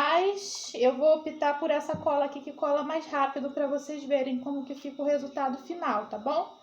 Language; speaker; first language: Portuguese; native; Portuguese